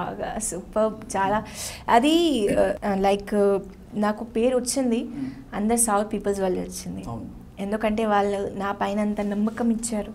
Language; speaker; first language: Telugu; non-native, learner; Hindi